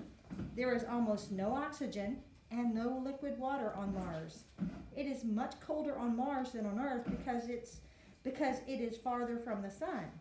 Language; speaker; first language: English; native; English